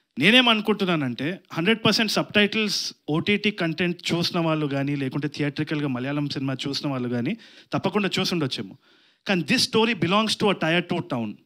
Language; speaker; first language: Telugu; native; Telugu